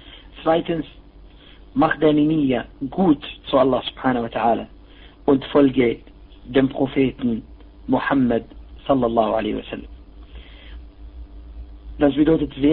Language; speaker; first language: German; non-native, fluent; Arabic